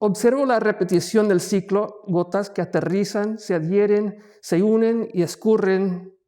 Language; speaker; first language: Spanish; early bilingual, heritage; Spanish